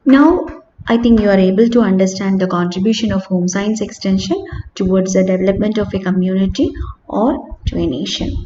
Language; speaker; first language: English; non-native, local second language; Malayalam